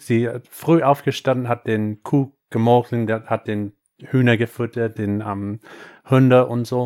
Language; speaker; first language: German; non-native, fluent; English